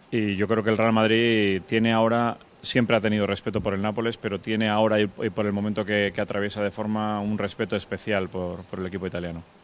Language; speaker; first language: Spanish; native; Spanish